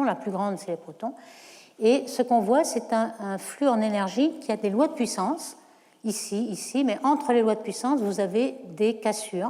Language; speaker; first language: French; native; French